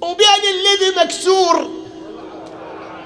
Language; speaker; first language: Arabic; native; Arabic